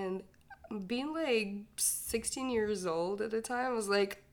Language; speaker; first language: English; non-native, fluent; Ukrainian